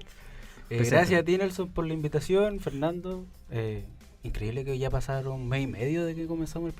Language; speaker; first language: Spanish; native; Spanish